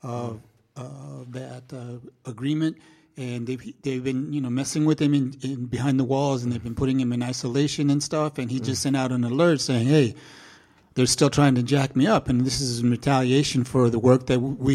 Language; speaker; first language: English; native; English